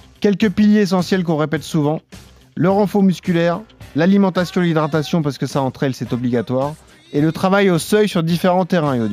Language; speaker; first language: French; native; French